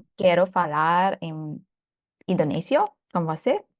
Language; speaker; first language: Portuguese; non-native, fluent; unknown